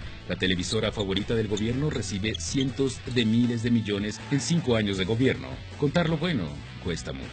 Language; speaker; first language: Spanish; native; Spanish